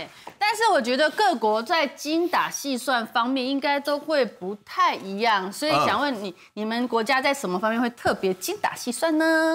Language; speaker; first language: Chinese; native; Chinese